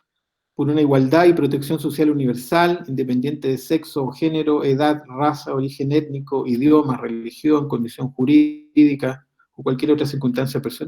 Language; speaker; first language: Spanish; native; Spanish